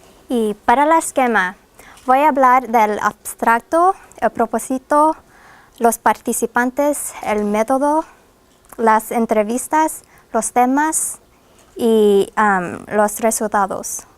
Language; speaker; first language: Spanish; non-native, fluent; English